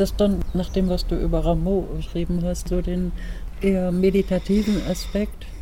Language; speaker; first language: German; native; German